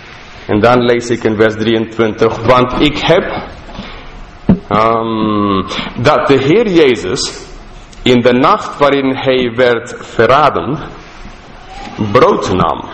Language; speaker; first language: Dutch; non-native, fluent; English